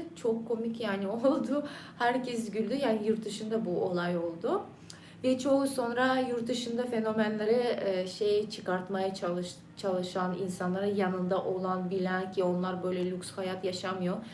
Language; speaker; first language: Turkish; non-native, fluent; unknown